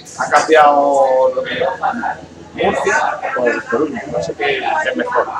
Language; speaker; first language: Spanish; native; Spanish